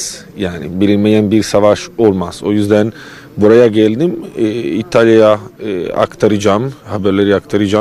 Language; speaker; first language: Turkish; non-native, fluent; Italian